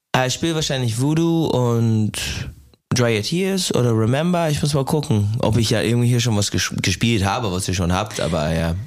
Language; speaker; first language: German; non-native, fluent; English